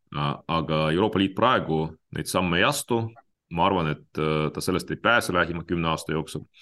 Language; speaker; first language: Estonian; non-native, local second language; Russian